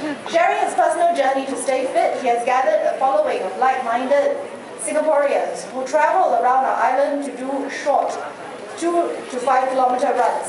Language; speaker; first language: English; non-native, local second language; Chinese